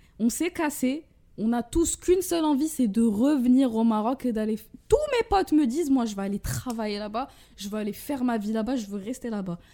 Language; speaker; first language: French; early bilingual, other home language; Arabic